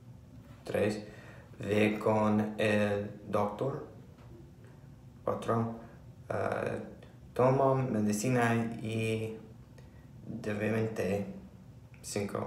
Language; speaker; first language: Spanish; non-native, learner; English